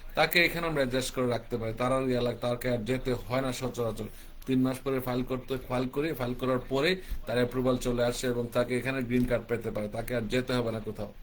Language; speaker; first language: Bangla; early bilingual, heritage; Bangla